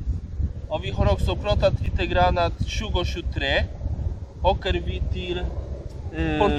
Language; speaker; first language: Swedish; non-native, fluent; Polish